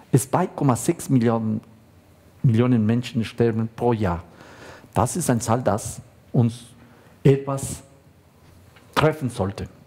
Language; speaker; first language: German; non-native, fluent; Spanish